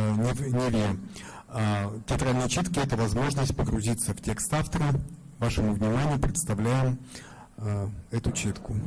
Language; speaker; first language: Russian; native; Russian